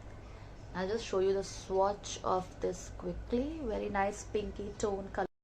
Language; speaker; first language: English; non-native, local second language; Hindi